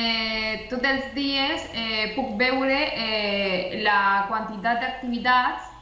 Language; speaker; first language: Catalan; non-native, local second language; Spanish